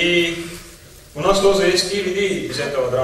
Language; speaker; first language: Russian; non-native, learner; Estonian